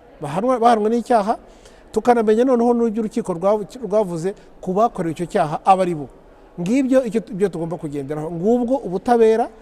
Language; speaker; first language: Kinyarwanda; native; Kinyarwanda